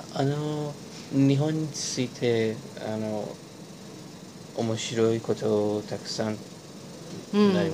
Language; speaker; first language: Japanese; non-native, learner; Persian